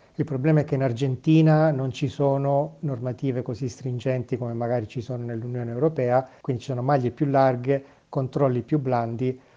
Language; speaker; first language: Italian; native; Italian